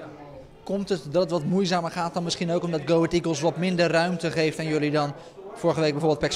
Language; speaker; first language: Dutch; native; Dutch